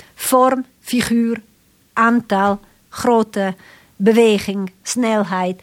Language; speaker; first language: Dutch; non-native, fluent; Italian